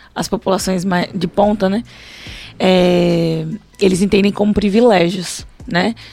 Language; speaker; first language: Portuguese; native; Portuguese